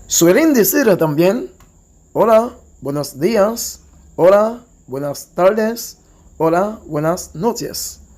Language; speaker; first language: Spanish; non-native, local second language; Haitian Creole